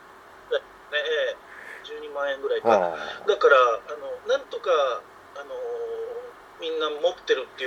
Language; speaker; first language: Japanese; native; Japanese